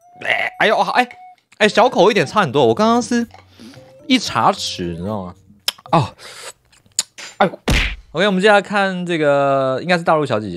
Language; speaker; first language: Chinese; native; Chinese